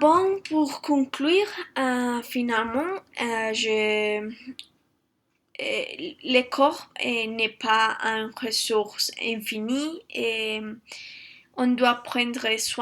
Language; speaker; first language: French; non-native, learner; Spanish